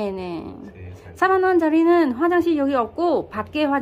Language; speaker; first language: Korean; non-native, learner; Vietnamese